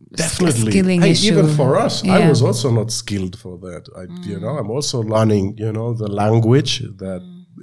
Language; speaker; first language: English; non-native, fluent; German